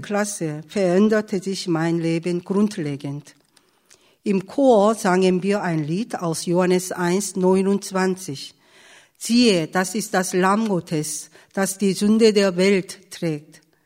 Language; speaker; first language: German; non-native, fluent; Korean